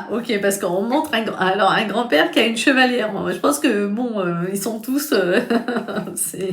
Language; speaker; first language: French; native; French